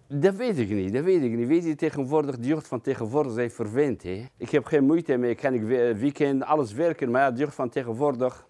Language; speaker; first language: Dutch; non-native, fluent; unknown